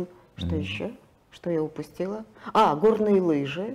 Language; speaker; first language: Russian; native; Russian